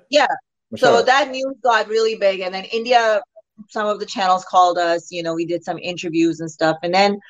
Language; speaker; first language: English; non-native, local second language; Urdu